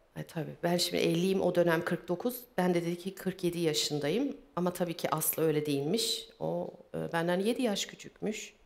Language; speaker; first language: Turkish; early bilingual, heritage; Turkish